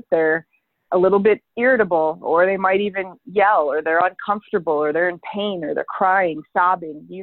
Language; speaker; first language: English; native; English